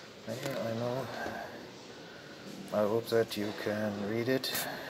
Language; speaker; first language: English; non-native, learner; German